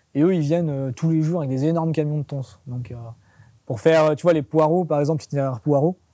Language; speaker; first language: French; native; French